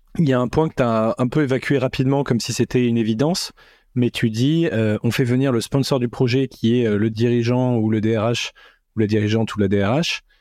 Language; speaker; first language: French; native; French